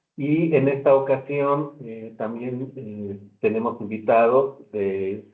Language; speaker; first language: Spanish; native; Spanish